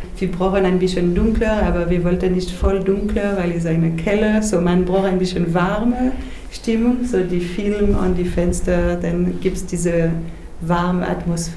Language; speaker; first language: German; non-native, learner; French